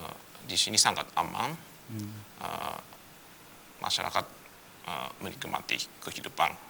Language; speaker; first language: Indonesian; non-native, fluent; Japanese